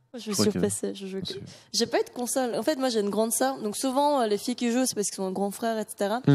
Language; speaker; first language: French; early bilingual, other home language; Korean